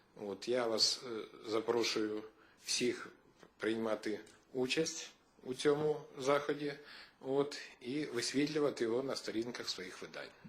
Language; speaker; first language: Ukrainian; native; Ukrainian